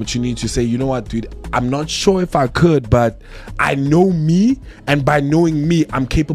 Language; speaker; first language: English; non-native, local second language; Tswana